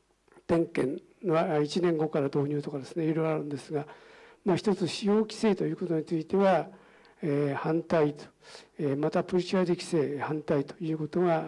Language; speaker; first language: Japanese; native; Japanese